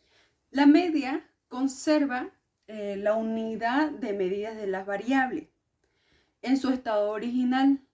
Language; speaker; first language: Spanish; native; Spanish